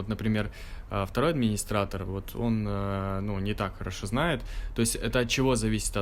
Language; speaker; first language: Russian; native; Russian